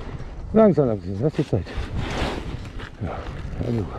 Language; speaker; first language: German; native; German